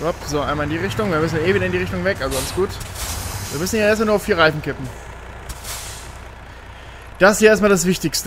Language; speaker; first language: German; native; German